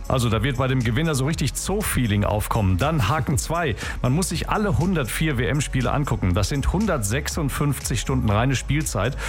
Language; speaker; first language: German; native; German